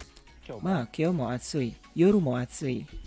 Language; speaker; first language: Japanese; non-native, learner; Indonesian